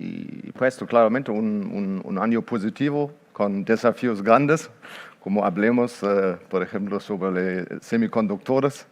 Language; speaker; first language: Spanish; non-native, fluent; Portuguese